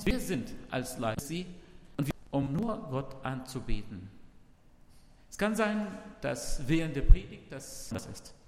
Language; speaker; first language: German; non-native, learner; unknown